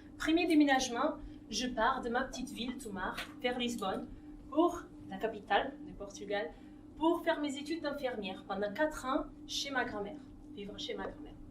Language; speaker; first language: French; non-native, fluent; Portuguese